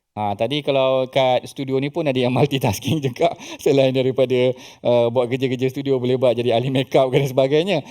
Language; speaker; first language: Malay; native; Malay